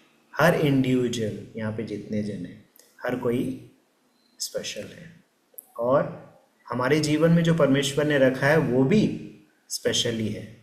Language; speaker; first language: Hindi; native; Hindi